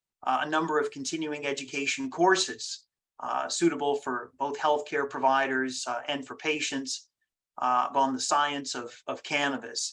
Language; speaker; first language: English; native; English